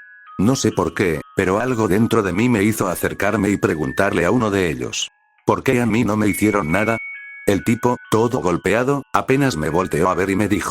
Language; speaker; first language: Spanish; native; Spanish